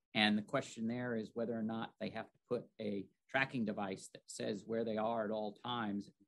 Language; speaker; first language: English; native; English